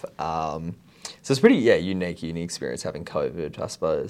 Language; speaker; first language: English; native; English